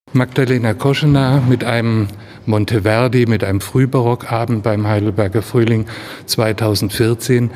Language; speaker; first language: German; native; German